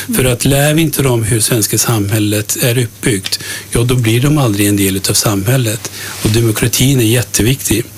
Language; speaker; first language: Swedish; early bilingual, other home language; Turkish